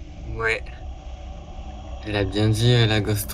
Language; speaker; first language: French; native; French